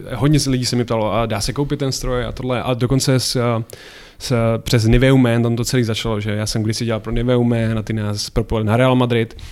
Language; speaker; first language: Czech; native; Czech